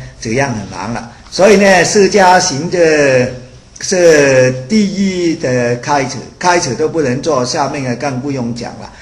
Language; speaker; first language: Chinese; non-native, local second language; Cantonese